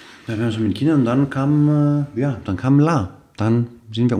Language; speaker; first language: German; non-native, fluent; Greek